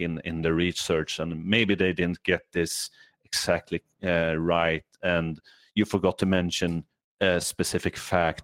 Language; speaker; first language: English; non-native, fluent; Swedish